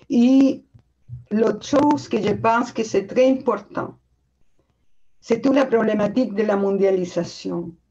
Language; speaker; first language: French; non-native, fluent; Spanish